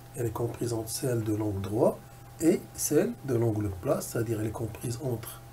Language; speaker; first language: French; non-native, local second language; Arabic